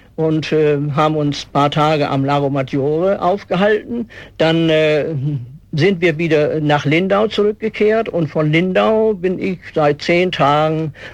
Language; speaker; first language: German; native; German